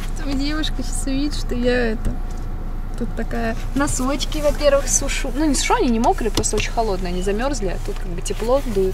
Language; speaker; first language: Russian; native; Russian